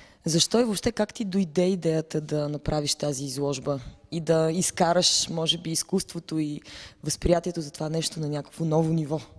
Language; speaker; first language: Bulgarian; native; Bulgarian